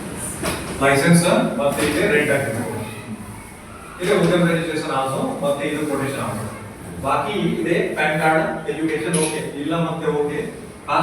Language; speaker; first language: Kannada; non-native, local second language; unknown